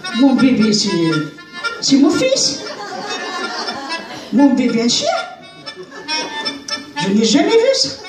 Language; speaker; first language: French; non-native, learner; Arabic